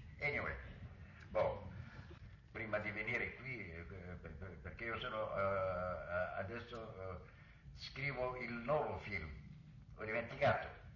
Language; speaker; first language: Italian; non-native, local second language; Arabic